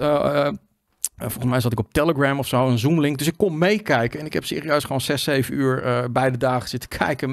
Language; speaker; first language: Dutch; native; Dutch